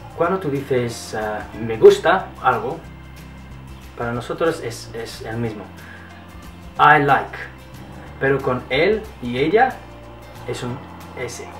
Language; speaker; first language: Spanish; non-native, learner; English